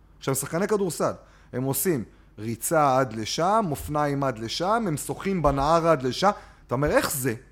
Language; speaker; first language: Hebrew; native; Hebrew